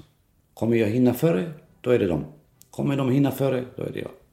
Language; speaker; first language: Swedish; early bilingual, other home language; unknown